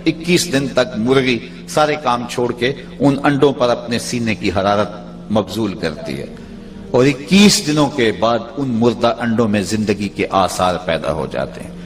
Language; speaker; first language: Urdu; non-native, local second language; Punjabi